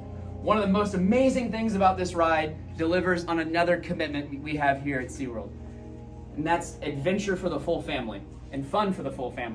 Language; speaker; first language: English; native; English